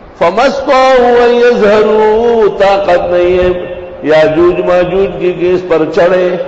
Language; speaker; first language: Urdu; non-native, local second language; Pashto